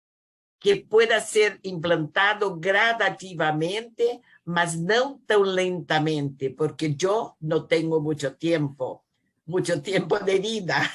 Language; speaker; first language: Spanish; non-native, learner; Portuguese